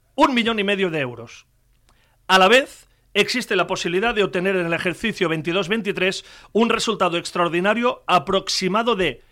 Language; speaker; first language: Spanish; non-native, local second language; Catalan